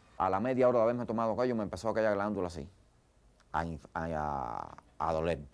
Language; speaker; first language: Spanish; native; Spanish